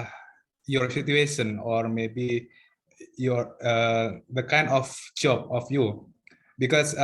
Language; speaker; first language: English; non-native, learner; Indonesian